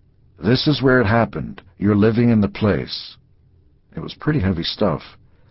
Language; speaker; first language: English; early bilingual, other home language; Hebrew